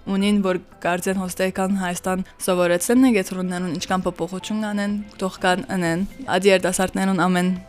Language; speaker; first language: Armenian; early bilingual, heritage; Armenian